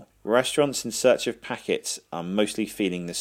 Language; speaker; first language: English; native; English